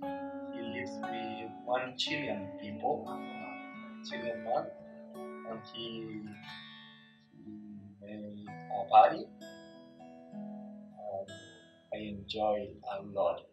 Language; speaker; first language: English; non-native, learner; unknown